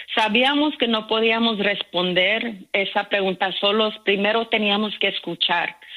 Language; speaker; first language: Spanish; early bilingual, heritage; Spanish